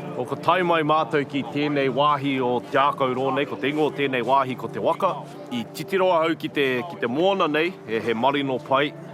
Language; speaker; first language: Māori; native; Māori